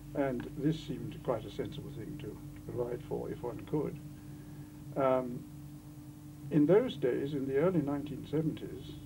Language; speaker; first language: English; native; English